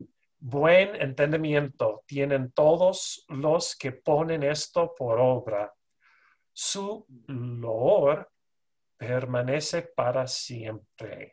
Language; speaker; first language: Spanish; non-native, fluent; English